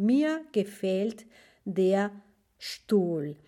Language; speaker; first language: German; non-native, fluent; Spanish